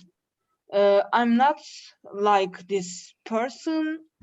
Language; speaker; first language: English; non-native, learner; Turkish